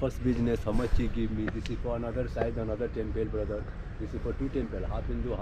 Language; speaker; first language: English; non-native, learner; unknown